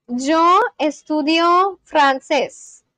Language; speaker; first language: Spanish; non-native, learner; Bangla